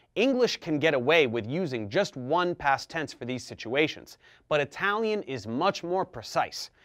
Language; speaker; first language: English; early bilingual, other home language; Italian